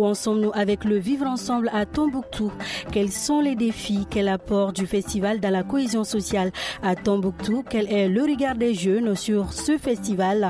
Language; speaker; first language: French; non-native, local second language; Bambara